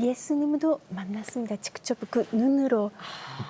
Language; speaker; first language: Korean; non-native, learner; Japanese